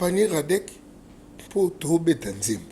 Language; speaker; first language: French; non-native, local second language; Lingala